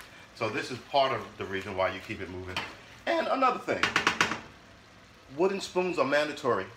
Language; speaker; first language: English; native; English